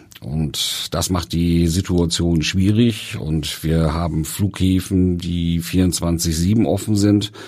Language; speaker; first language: German; native; German